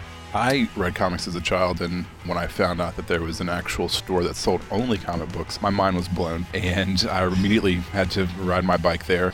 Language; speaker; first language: English; native; English